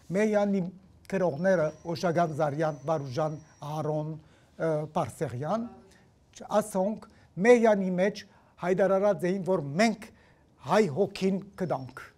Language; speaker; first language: Armenian; early bilingual, heritage; Armenian